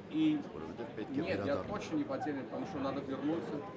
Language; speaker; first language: Russian; non-native, local second language; Armenian